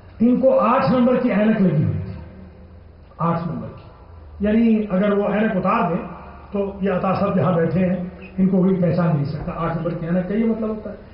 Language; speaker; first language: Urdu; non-native, local second language; Punjabi